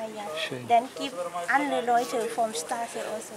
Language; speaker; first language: German; non-native, learner; Thai